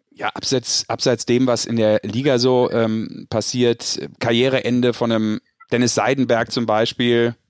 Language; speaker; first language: German; native; German